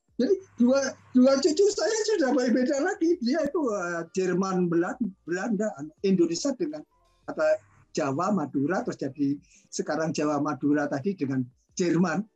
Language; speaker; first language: Indonesian; non-native, local second language; Javanese